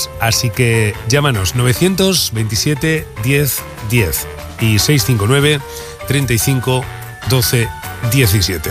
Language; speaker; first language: Spanish; native; Spanish